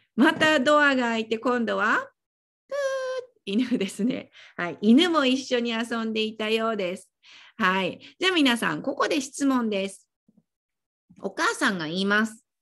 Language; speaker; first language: Japanese; native; Japanese